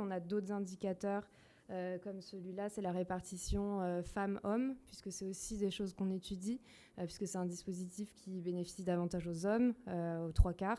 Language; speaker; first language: French; native; French